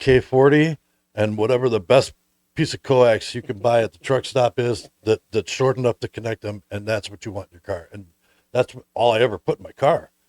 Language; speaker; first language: English; native; English